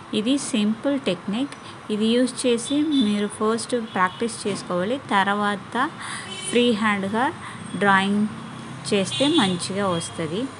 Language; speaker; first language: Telugu; non-native, learner; Tamil